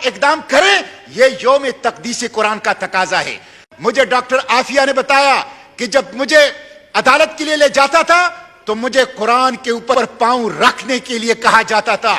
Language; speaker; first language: Urdu; non-native, local second language; Pashto